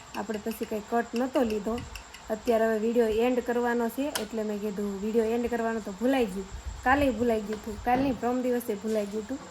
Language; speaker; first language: Gujarati; native; Gujarati